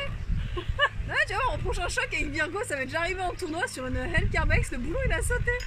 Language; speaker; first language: French; native; French